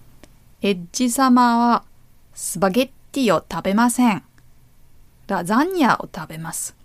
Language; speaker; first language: Japanese; non-native, learner; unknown